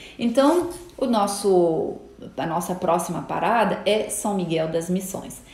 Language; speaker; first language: Portuguese; non-native, fluent; French